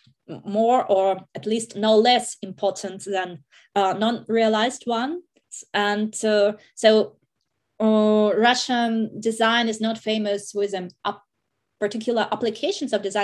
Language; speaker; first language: English; non-native, fluent; Russian